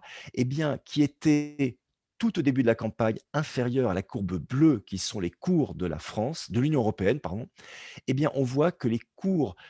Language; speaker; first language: French; native; French